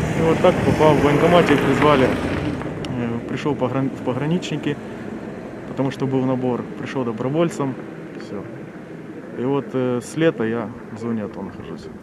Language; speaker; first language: Russian; native; Russian